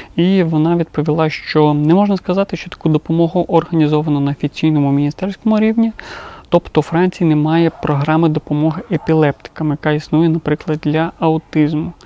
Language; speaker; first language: Ukrainian; non-native, local second language; Russian